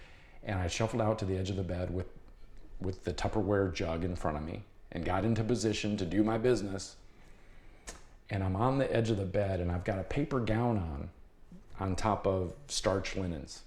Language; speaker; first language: English; native; English